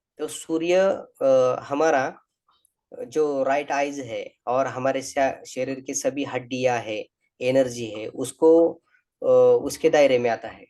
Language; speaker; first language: Hindi; non-native, local second language; Marathi